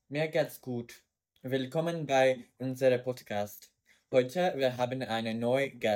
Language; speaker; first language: German; non-native, learner; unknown